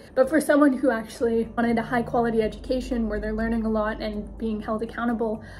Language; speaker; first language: English; native; English